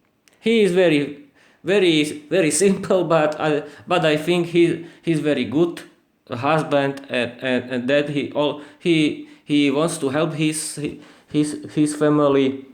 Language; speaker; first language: English; non-native, learner; Slovak